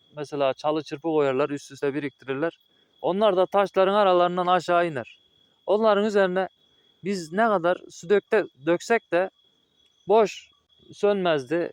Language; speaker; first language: Turkish; native; Turkish